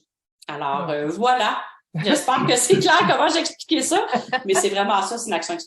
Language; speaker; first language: French; native; French